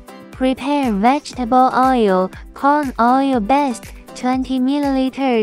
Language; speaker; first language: English; non-native, learner; Chinese